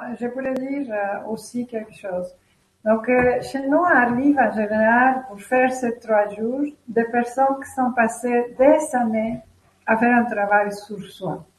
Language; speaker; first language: French; non-native, fluent; Spanish